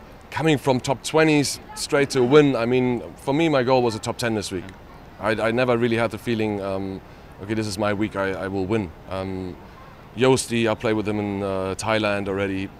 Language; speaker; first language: English; non-native, fluent; German